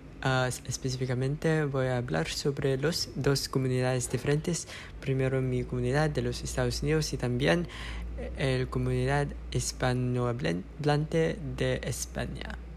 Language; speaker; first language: Spanish; non-native, learner; English